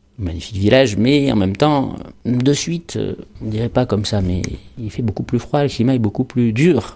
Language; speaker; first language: French; native; French